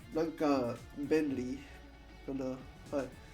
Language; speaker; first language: Japanese; non-native, learner; English